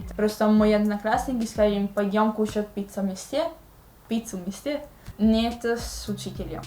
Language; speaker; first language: Russian; non-native, learner; Italian